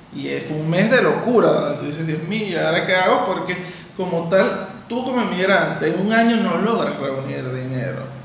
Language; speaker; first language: Spanish; native; Spanish